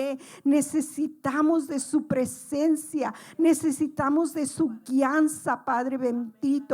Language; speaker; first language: Spanish; native; Spanish